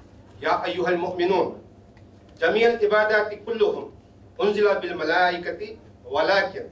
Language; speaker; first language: Arabic; non-native, learner; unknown